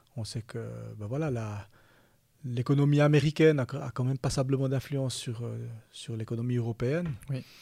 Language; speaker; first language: French; native; French